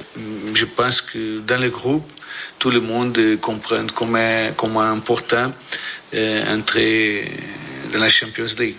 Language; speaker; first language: French; non-native, learner; Portuguese